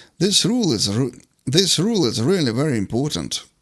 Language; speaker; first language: English; non-native, fluent; Ukrainian